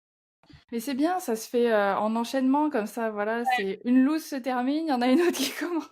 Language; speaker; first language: French; native; French